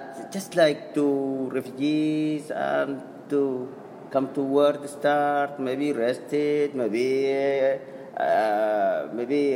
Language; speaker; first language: English; non-native, learner; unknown